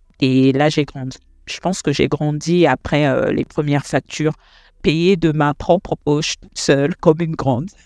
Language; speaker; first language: French; non-native, local second language; Lingala